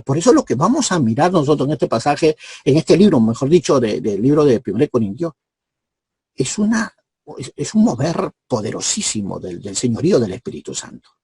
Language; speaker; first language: Spanish; native; Spanish